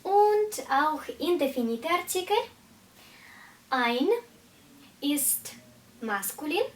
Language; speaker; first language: German; non-native, fluent; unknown